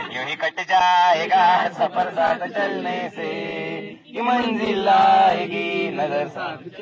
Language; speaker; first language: Hindi; non-native, local second language; Marathi